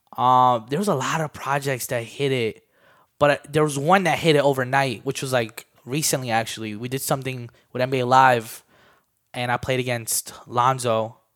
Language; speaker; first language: English; early bilingual, other home language; Armenian